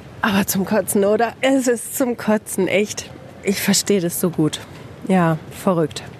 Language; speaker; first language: German; native; German